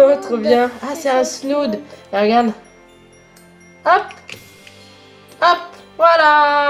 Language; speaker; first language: French; native; French